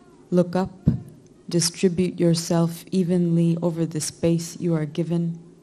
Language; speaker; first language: English; native; English